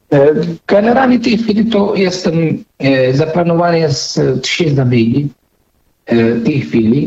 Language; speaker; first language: Polish; non-native, fluent; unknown